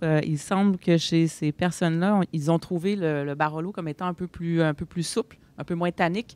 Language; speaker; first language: French; native; French